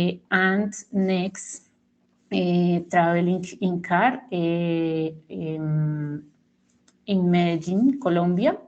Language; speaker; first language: English; non-native, learner; Spanish